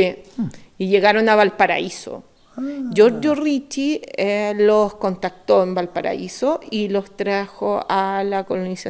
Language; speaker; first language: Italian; early bilingual, heritage; Spanish